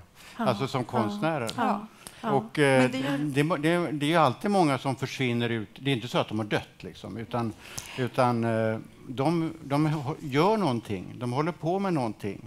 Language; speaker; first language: Swedish; native; Swedish